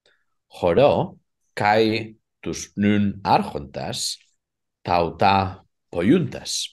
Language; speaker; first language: Greek; non-native, fluent; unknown